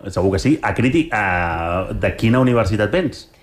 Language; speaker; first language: Catalan; native; Catalan